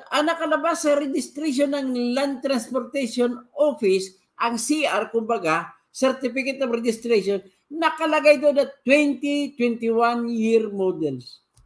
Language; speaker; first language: Filipino; non-native, local second language; Cebuano